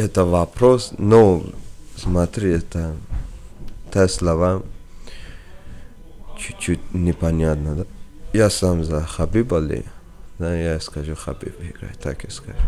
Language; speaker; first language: Russian; non-native, learner; Persian